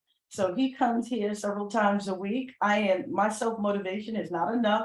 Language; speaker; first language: English; native; English